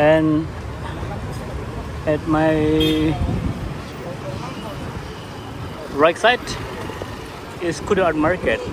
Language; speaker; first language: English; non-native, learner; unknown